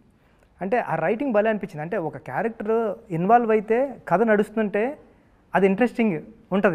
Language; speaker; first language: Telugu; native; Telugu